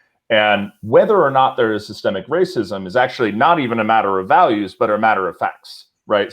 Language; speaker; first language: English; native; English